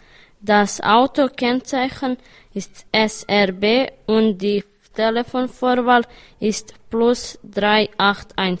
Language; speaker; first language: German; early bilingual, other home language; Serbian